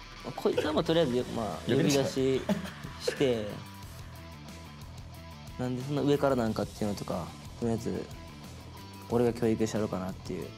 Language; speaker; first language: Japanese; native; Japanese